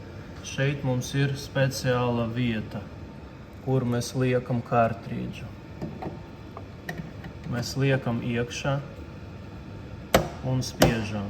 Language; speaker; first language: Latvian; non-native, local second language; Russian